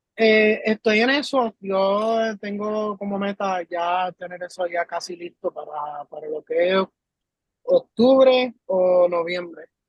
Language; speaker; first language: Spanish; early bilingual, heritage; Spanish